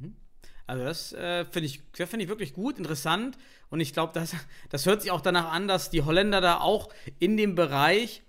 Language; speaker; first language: German; native; German